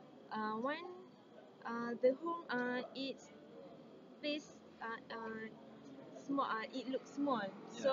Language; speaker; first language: English; non-native, learner; Malay